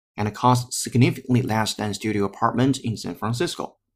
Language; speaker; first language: English; non-native, fluent; Chinese